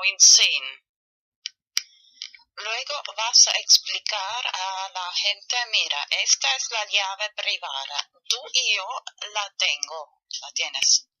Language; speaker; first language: Spanish; non-native, fluent; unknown